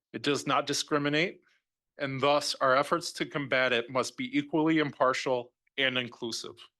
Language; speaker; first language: English; native; English